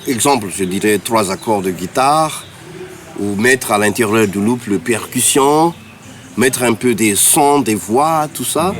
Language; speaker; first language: French; non-native, local second language; Malagasy